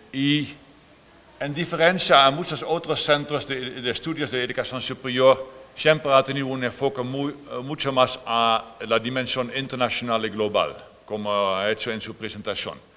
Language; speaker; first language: Spanish; non-native, fluent; Dutch